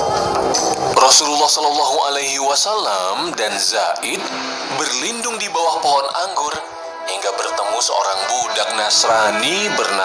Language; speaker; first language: Indonesian; native; Indonesian